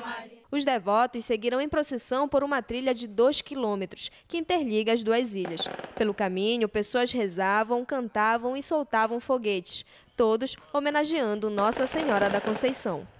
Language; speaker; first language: Portuguese; native; Portuguese